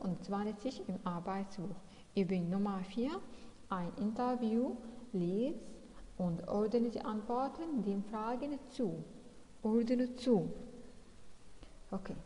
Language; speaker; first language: German; non-native, fluent; Arabic